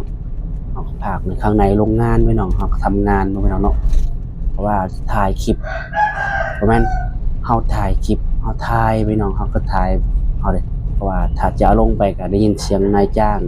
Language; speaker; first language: Thai; non-native, local second language; Lao